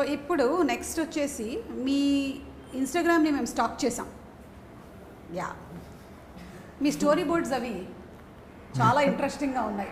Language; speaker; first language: Telugu; native; Telugu